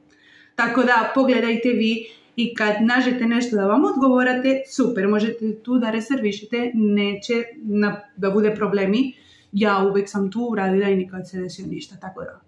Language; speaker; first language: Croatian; non-native, learner; Spanish